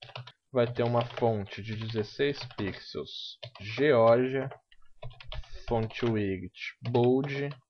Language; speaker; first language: Portuguese; native; Portuguese